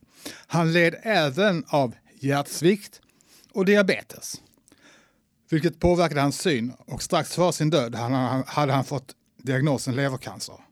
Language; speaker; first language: Swedish; native; Swedish